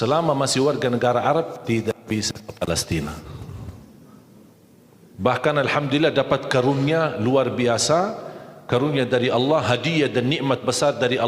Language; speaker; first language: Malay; non-native, fluent; Arabic